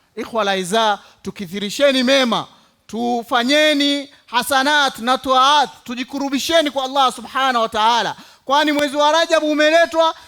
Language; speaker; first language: Swahili; native; Swahili